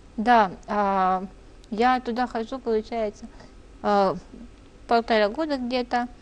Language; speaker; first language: Russian; native; Russian